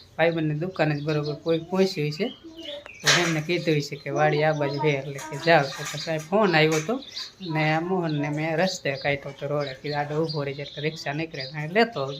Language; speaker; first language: Gujarati; native; Gujarati